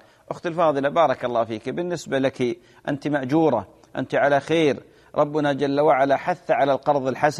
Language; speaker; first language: Arabic; native; Arabic